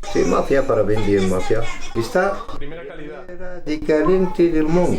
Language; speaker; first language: Spanish; non-native, learner; Arabic